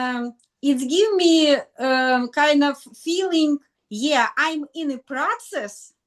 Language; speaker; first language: English; non-native, learner; Russian